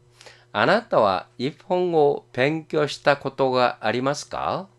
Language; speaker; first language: Japanese; non-native, fluent; Korean